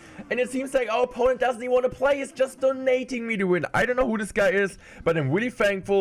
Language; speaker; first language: English; non-native, fluent; German